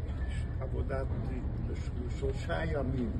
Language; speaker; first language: Hebrew; non-native, fluent; Hungarian